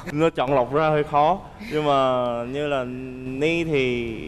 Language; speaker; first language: Vietnamese; early bilingual, other home language; Korean